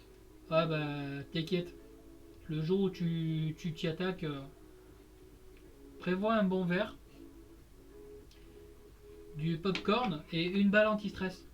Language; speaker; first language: French; native; French